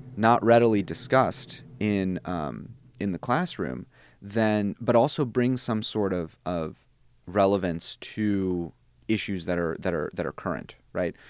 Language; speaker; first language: English; early bilingual, other home language; Bosnian